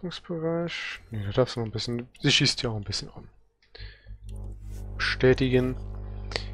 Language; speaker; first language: German; native; German